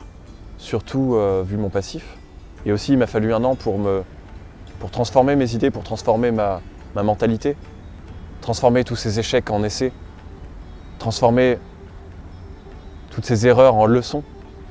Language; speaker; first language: French; native; French